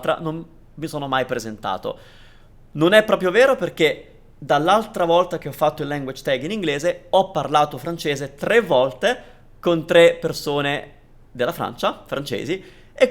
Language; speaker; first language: Italian; native; Italian